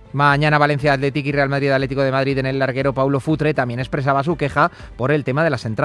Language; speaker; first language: Spanish; native; Spanish